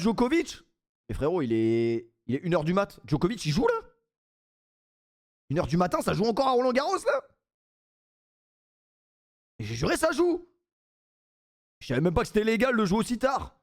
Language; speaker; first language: French; native; French